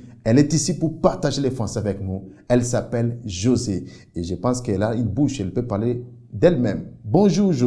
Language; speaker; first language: French; non-native, fluent; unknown